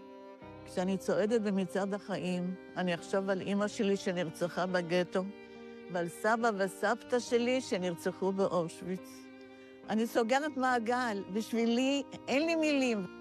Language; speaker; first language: Hebrew; non-native, fluent; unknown